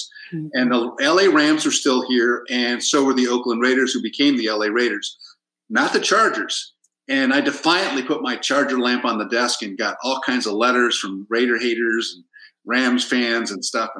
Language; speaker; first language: English; early bilingual, other home language; Spanish